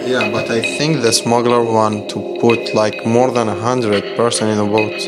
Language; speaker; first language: English; non-native, learner; Persian